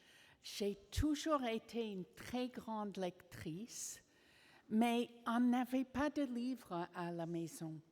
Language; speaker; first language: French; non-native, fluent; English